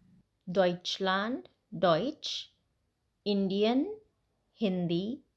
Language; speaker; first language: German; non-native, fluent; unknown